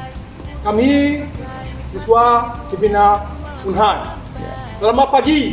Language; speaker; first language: Indonesian; non-native, learner; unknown